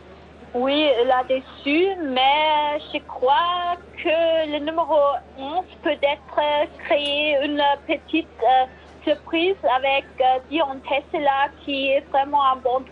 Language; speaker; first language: French; non-native, fluent; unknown